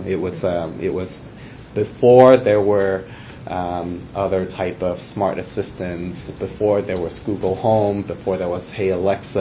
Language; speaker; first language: English; non-native, local second language; Cantonese